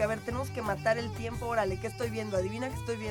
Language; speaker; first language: Spanish; native; Spanish